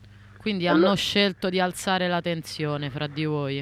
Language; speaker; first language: Italian; native; Italian